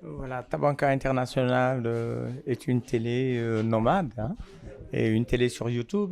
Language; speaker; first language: French; non-native, local second language; Wolof